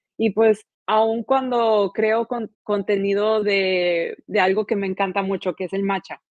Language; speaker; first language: Spanish; early bilingual, heritage; Spanish